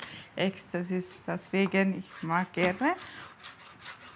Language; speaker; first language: German; non-native, learner; Tamil